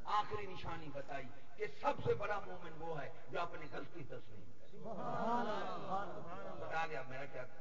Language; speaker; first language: Urdu; non-native, local second language; Punjabi